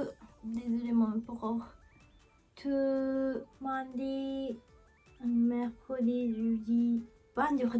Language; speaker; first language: French; non-native, learner; Japanese